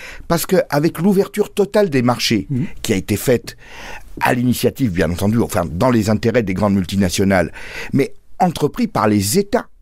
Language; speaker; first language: French; native; French